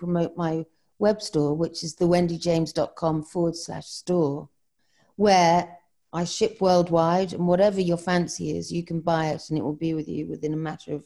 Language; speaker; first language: English; native; English